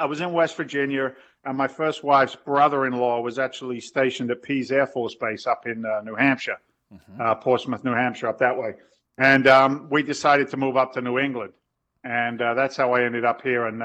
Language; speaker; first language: English; native; English